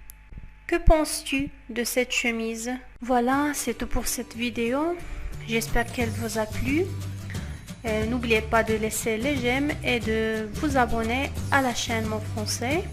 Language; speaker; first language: French; non-native, fluent; Arabic